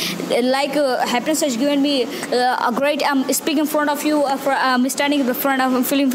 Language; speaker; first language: English; non-native, learner; Hindi